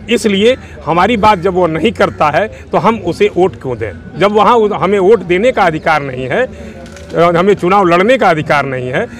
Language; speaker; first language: Hindi; native; Hindi